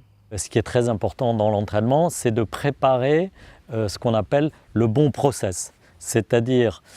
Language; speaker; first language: French; native; French